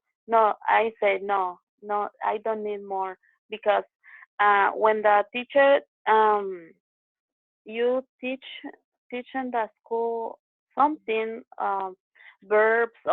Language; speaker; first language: English; non-native, learner; Spanish